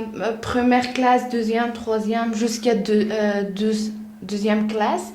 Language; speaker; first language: French; non-native, learner; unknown